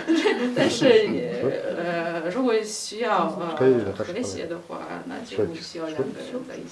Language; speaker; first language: Chinese; non-native, fluent; Russian